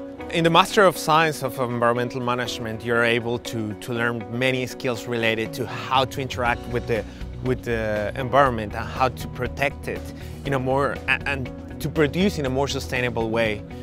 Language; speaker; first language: English; non-native, fluent; Spanish